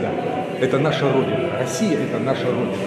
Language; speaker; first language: Russian; native; Russian